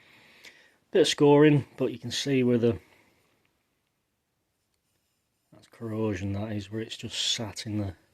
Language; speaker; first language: English; native; English